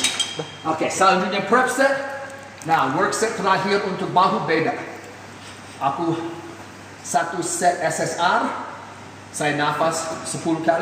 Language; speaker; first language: Indonesian; non-native, fluent; English